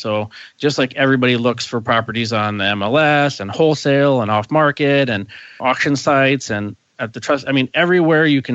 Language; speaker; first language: English; native; English